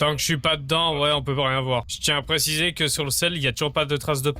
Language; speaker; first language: French; native; French